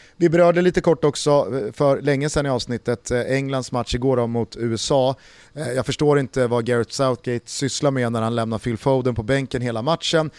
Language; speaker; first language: Swedish; native; Swedish